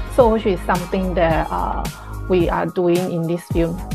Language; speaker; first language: English; non-native, fluent; Chinese